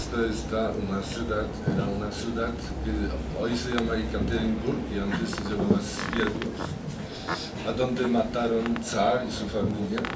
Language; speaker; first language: Spanish; non-native, fluent; Polish